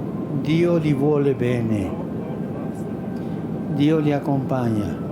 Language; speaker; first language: Italian; non-native, fluent; Spanish